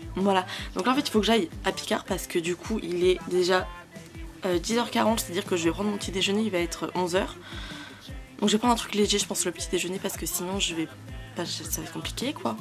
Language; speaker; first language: French; early bilingual, other home language; Spanish